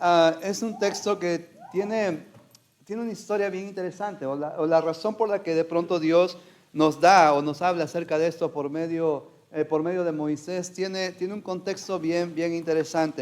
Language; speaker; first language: Spanish; native; Spanish